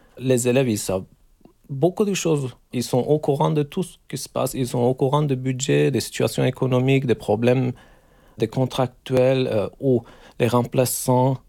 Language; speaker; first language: French; non-native, learner; Turkish